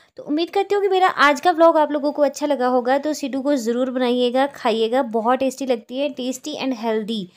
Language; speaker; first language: Hindi; native; Hindi